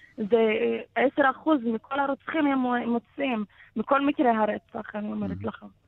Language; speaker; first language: Hebrew; non-native, local second language; Arabic